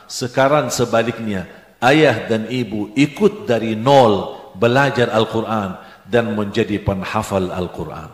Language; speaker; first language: Indonesian; non-native, fluent; Arabic